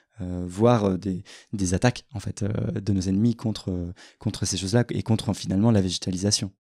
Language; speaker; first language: French; native; French